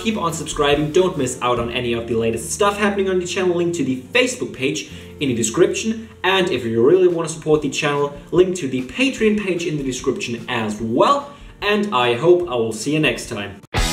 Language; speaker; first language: English; non-native, fluent; German